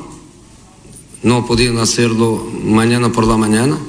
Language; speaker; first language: Spanish; non-native, fluent; Portuguese